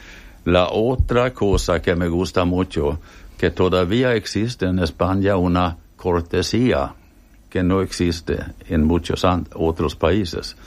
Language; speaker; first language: Spanish; non-native, fluent; Swedish